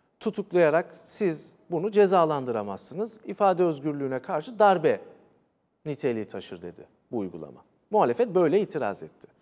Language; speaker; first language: Turkish; native; Turkish